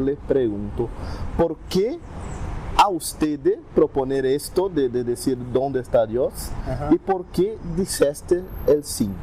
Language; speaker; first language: Spanish; non-native, fluent; Portuguese